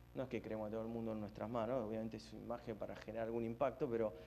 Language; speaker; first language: Spanish; native; Spanish